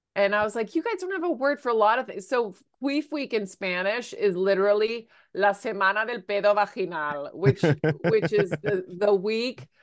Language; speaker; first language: English; native; English